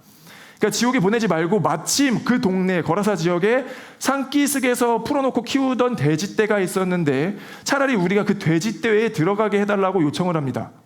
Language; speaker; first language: Korean; native; Korean